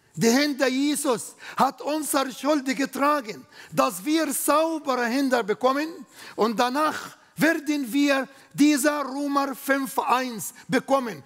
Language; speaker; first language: German; non-native, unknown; Arabic